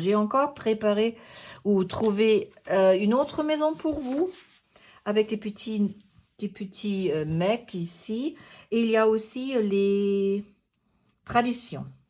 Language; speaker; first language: French; non-native, fluent; German